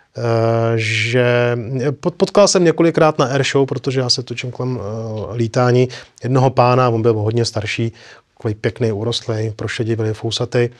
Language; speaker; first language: Czech; native; Czech